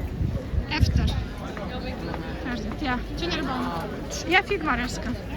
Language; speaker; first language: Swedish; non-native, learner; Russian